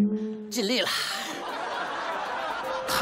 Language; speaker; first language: Chinese; native; Chinese